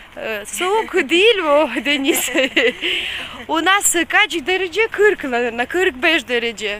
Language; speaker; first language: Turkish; non-native, learner; Russian